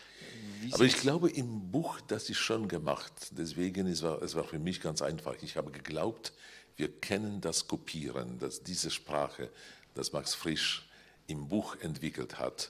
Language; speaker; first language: German; non-native, fluent; Polish